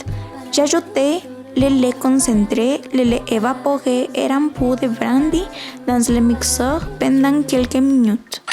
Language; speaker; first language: French; non-native, learner; Spanish